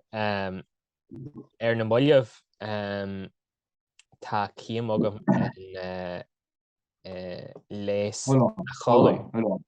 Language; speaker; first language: Irish; non-native, local second language; English